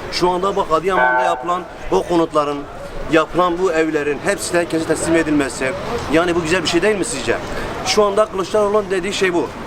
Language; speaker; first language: Turkish; native; Turkish